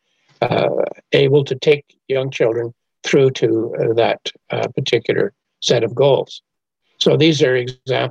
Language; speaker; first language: English; native; English